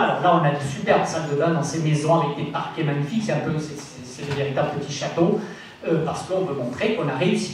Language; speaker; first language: French; native; French